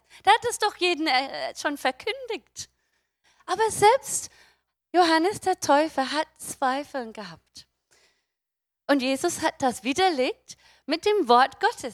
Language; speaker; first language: German; non-native, fluent; English